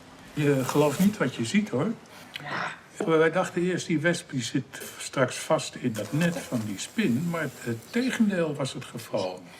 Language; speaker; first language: Dutch; native; Dutch